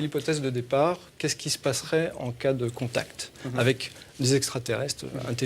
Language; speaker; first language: French; native; French